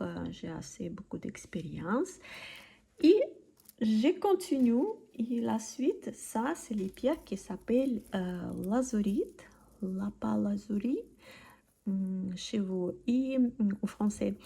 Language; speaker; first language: French; non-native, learner; Russian